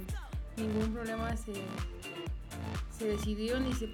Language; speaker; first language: Spanish; native; Spanish